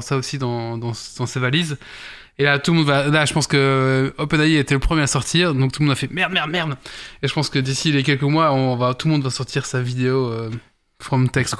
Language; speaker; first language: French; native; French